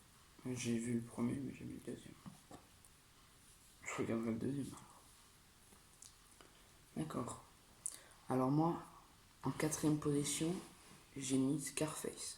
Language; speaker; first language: French; native; French